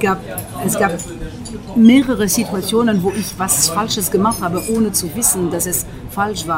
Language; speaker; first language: German; non-native, fluent; French